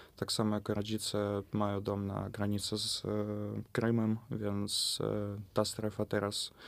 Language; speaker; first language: Polish; non-native, fluent; Russian